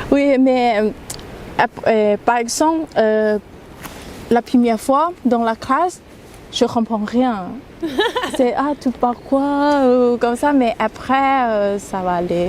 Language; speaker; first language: French; non-native, learner; Thai